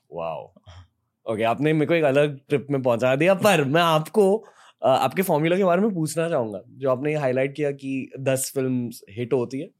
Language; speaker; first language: Hindi; native; Hindi